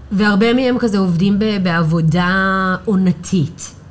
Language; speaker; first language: Hebrew; non-native, fluent; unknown